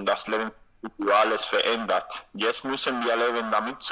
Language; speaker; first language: German; non-native, learner; Spanish